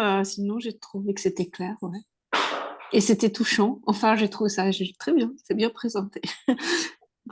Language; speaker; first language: French; native; French